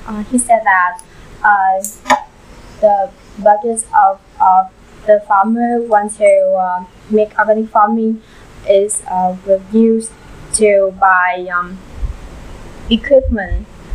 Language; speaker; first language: English; non-native, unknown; Vietnamese